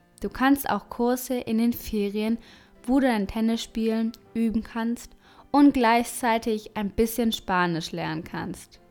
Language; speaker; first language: German; non-native, fluent; Spanish